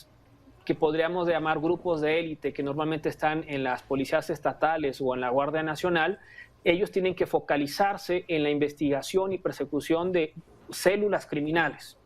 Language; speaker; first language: Spanish; native; Spanish